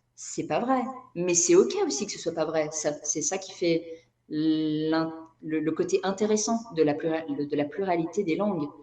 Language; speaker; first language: French; non-native, fluent; Portuguese